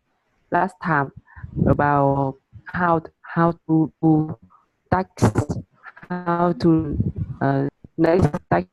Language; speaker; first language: English; non-native, learner; Vietnamese